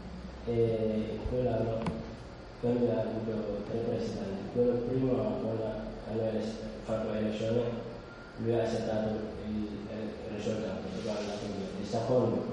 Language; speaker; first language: Italian; non-native, learner; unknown